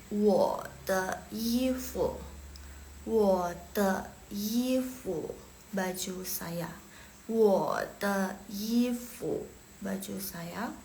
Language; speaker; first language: Chinese; non-native, fluent; Indonesian